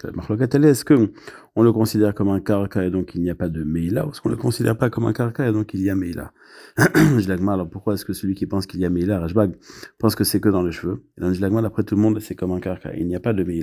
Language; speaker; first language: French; native; French